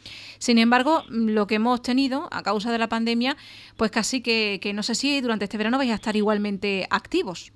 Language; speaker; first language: Spanish; native; Spanish